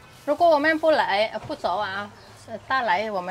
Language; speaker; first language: Chinese; non-native, fluent; Indonesian